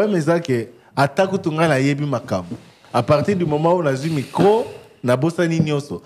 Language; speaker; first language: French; non-native, local second language; Lingala